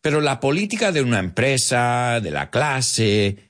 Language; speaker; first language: Spanish; non-native, fluent; English